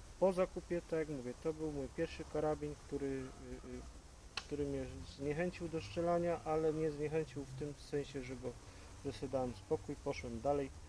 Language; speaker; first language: Polish; native; Polish